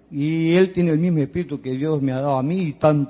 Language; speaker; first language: Spanish; native; Spanish